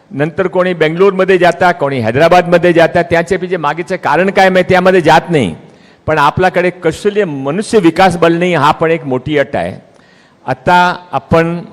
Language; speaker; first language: Marathi; non-native, local second language; Hindi